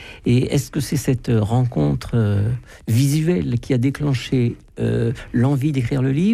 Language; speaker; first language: French; native; French